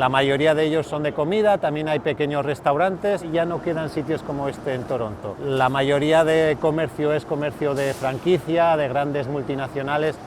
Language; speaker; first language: Spanish; native; Spanish